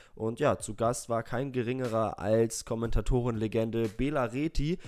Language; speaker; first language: German; early bilingual, other home language; Portuguese